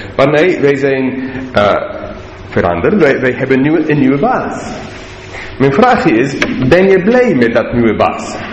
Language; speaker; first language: Dutch; non-native, learner; English